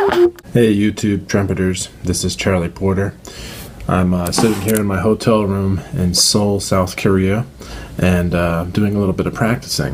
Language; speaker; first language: English; native; English